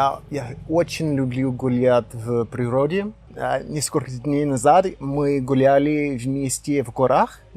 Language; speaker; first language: Russian; non-native, learner; English